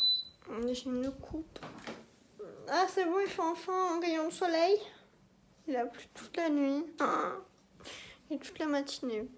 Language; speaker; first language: French; native; French